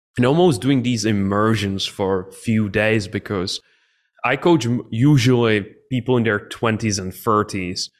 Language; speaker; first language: English; non-native, fluent; Czech